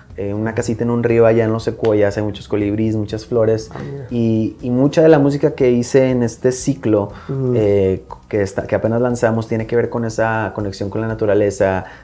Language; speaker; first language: Spanish; native; Spanish